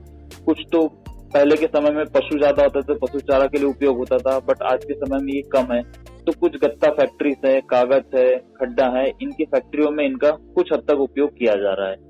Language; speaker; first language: Hindi; native; Hindi